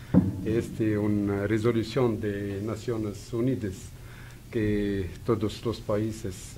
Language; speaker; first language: Spanish; non-native, fluent; Arabic